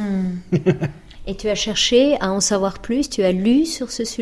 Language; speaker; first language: French; native; French